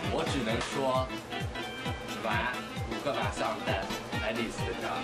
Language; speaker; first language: Chinese; non-native, learner; English